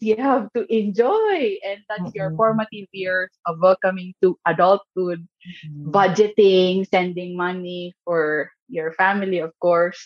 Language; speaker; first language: English; non-native, local second language; Cebuano